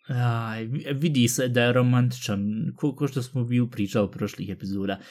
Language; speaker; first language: Bosnian; early bilingual, heritage; Bosnian